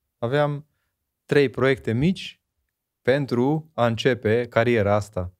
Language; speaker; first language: Romanian; non-native, local second language; Hungarian